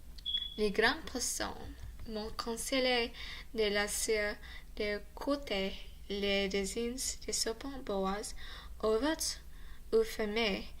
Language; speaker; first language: French; non-native, learner; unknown